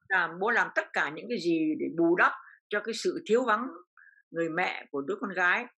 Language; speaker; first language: Vietnamese; native; Vietnamese